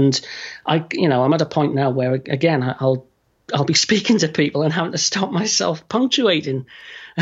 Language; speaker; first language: English; native; English